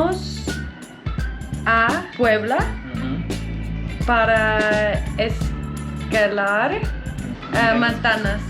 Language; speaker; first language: Spanish; non-native, learner; English